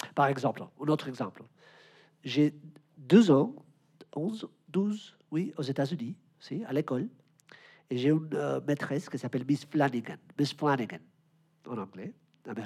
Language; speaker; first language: French; non-native, learner; Spanish